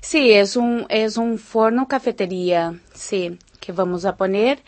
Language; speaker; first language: Spanish; non-native, fluent; Portuguese